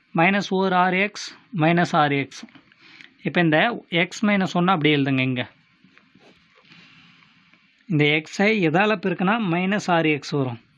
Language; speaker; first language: Tamil; native; Tamil